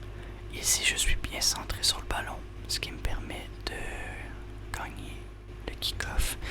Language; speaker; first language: French; native; French